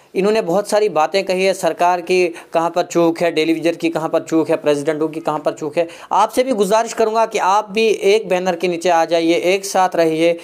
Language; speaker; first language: Hindi; non-native, local second language; Kashmiri